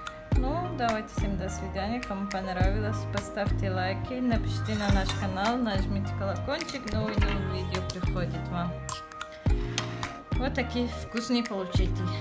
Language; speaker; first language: Russian; non-native, learner; Tajik